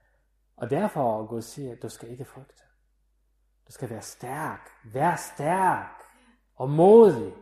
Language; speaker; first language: Danish; non-native, fluent; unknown